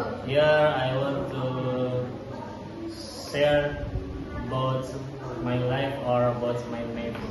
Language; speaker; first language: English; non-native, learner; Indonesian